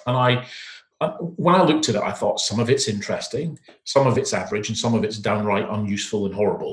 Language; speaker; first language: English; native; English